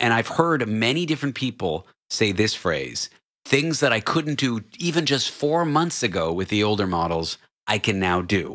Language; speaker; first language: English; native; English